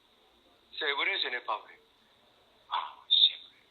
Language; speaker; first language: French; non-native, fluent; Korean